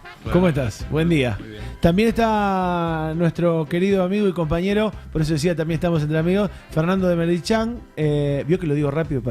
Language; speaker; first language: Spanish; native; Spanish